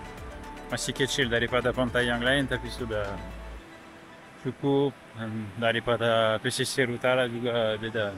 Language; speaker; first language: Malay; non-native, learner; French